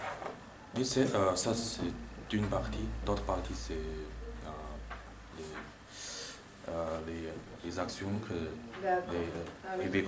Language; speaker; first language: French; non-native, learner; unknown